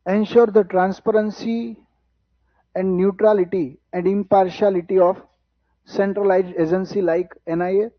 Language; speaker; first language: English; non-native, local second language; Gujarati